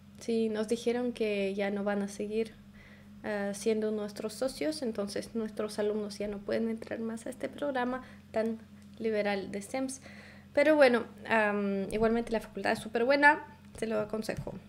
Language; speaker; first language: Spanish; non-native, fluent; Russian